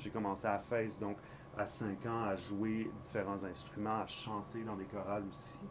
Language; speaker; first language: French; native; French